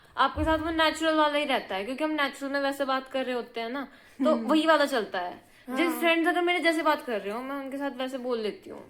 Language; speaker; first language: Hindi; native; Hindi